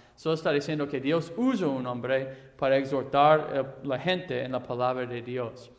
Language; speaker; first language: Spanish; non-native, fluent; English